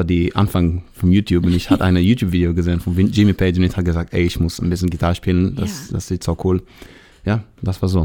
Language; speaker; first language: German; non-native, learner; Hebrew